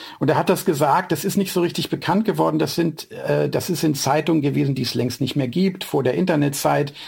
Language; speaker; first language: German; native; German